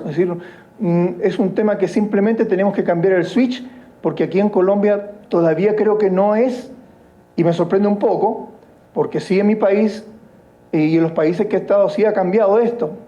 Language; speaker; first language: Spanish; native; Spanish